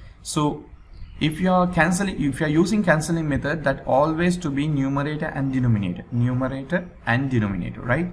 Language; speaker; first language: English; non-native, local second language; Sinhala